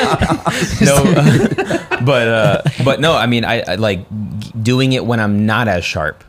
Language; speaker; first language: English; early bilingual, other home language; Filipino